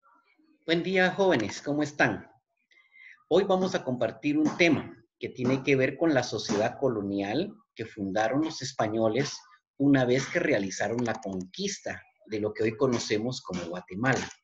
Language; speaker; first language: Spanish; native; Spanish